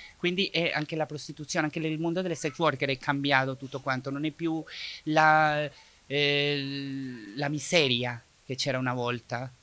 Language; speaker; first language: Italian; non-native, fluent; Spanish